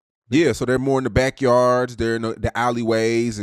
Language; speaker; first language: English; native; English